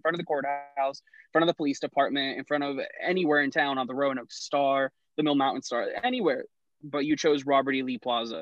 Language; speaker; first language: English; native; English